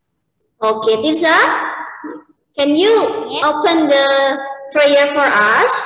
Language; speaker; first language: English; non-native, learner; Indonesian